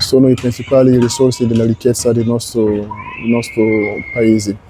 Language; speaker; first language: Italian; non-native, learner; French